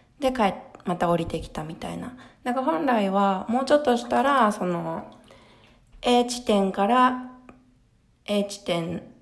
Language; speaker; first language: Japanese; early bilingual, heritage; Japanese